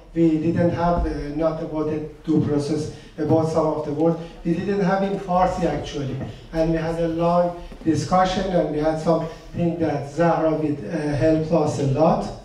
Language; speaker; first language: English; non-native, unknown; Persian